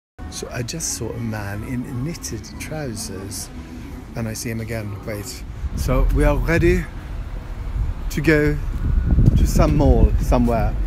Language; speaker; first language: English; non-native, fluent; Swedish